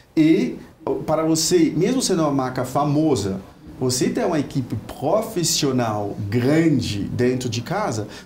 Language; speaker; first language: Portuguese; non-native, fluent; German